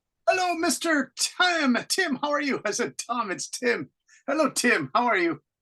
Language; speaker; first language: English; native; English